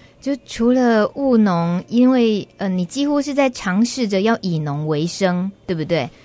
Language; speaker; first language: Chinese; native; Chinese